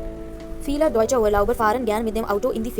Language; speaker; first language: German; non-native, fluent; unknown